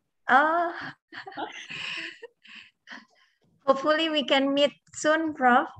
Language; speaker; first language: English; non-native, fluent; Indonesian